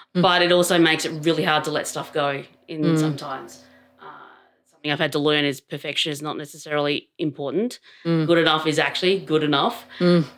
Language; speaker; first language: English; native; English